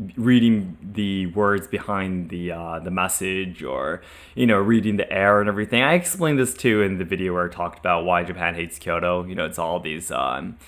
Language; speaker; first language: English; non-native, fluent; Japanese